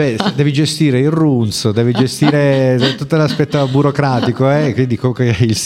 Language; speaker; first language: Italian; native; Italian